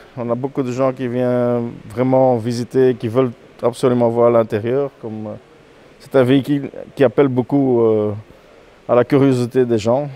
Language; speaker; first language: French; non-native, local second language; Dutch